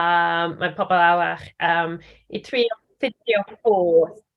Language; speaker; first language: Welsh; non-native, learner; English